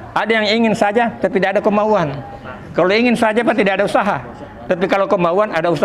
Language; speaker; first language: Indonesian; native; Indonesian